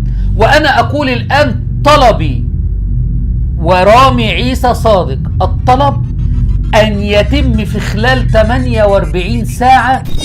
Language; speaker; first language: Arabic; native; Arabic